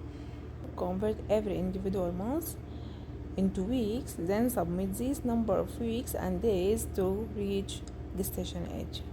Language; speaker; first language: English; non-native, local second language; Arabic